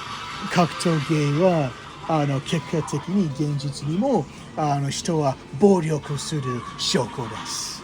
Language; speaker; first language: Japanese; non-native, fluent; English